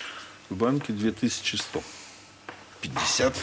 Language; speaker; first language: Russian; native; Russian